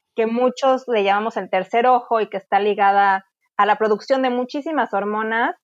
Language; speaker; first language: Spanish; native; Spanish